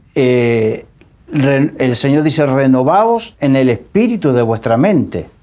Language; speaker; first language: Spanish; native; Spanish